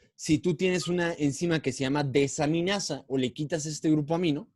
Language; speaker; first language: Spanish; native; Spanish